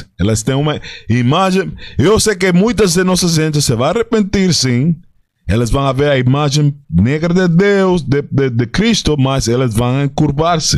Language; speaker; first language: Portuguese; non-native, fluent; Spanish